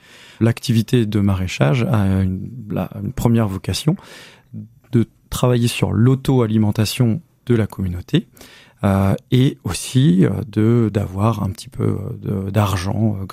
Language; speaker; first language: French; native; French